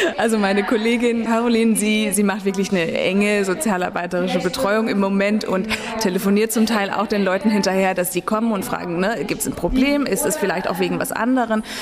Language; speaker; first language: German; native; German